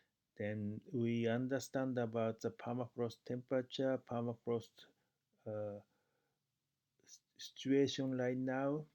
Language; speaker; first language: English; non-native, fluent; Japanese